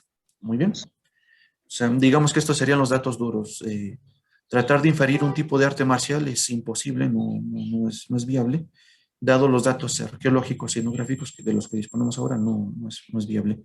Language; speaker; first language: Spanish; native; Spanish